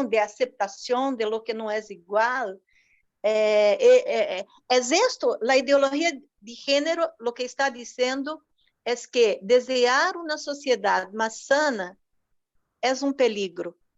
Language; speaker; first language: Spanish; non-native, fluent; Portuguese